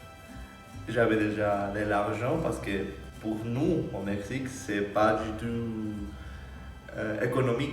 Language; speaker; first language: French; non-native, fluent; Spanish